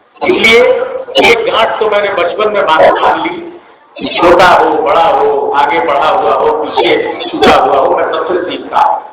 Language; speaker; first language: Hindi; non-native, local second language; Bhojpuri